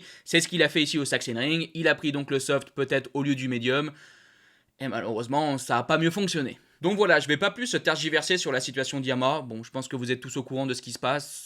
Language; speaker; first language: French; native; French